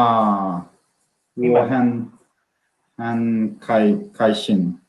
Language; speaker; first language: Chinese; non-native, learner; Swedish